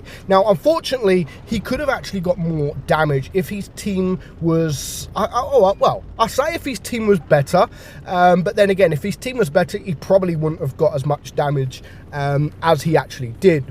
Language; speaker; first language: English; native; English